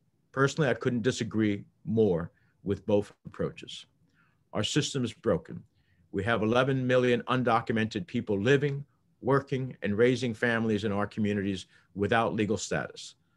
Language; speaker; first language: English; early bilingual, other home language; Spanish